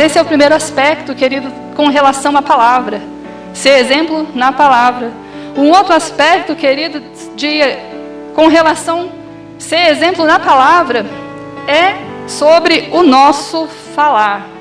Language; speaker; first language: Portuguese; native; Portuguese